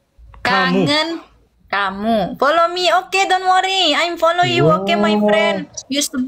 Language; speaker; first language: English; non-native, learner; Indonesian